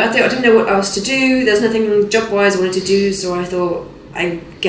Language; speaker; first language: English; native; English